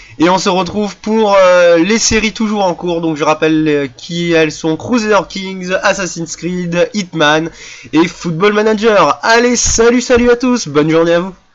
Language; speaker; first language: French; native; French